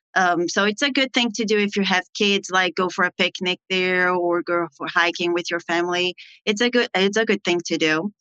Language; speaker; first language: English; non-native, fluent; Portuguese